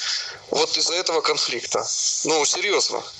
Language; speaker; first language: Russian; native; Russian